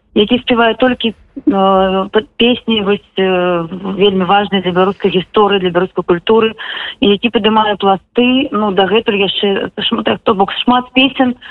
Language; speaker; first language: Belarusian; non-native, local second language; Russian